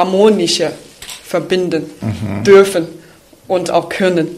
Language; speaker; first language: German; non-native, fluent; Chinese